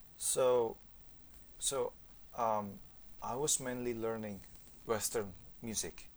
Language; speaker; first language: English; non-native, fluent; Indonesian